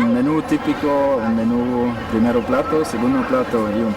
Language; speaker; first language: Spanish; non-native, fluent; German